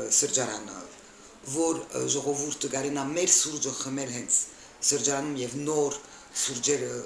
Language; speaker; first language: Armenian; early bilingual, heritage; Armenian